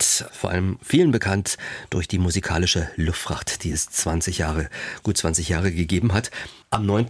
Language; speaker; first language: German; native; German